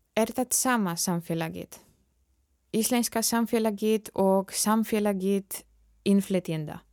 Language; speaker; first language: Icelandic; non-native, fluent; Polish